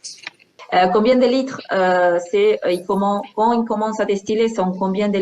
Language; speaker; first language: French; non-native, fluent; Spanish